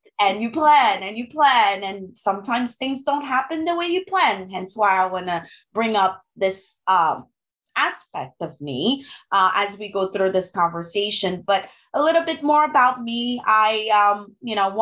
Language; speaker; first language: English; non-native, fluent; French